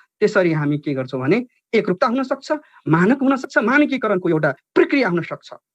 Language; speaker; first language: Nepali; non-native, local second language; Dangaura Tharu